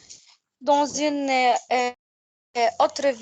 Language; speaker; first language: French; non-native, learner; Arabic